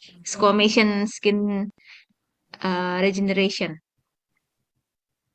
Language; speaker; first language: English; non-native, fluent; Indonesian